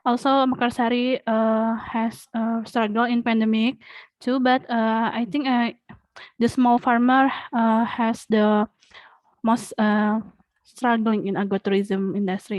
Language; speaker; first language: English; non-native, fluent; Indonesian